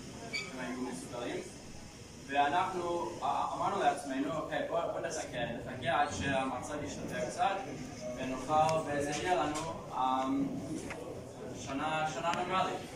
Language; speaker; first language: Hebrew; non-native, fluent; English